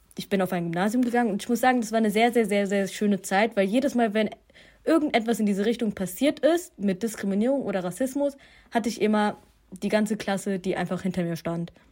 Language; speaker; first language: German; early bilingual, other home language; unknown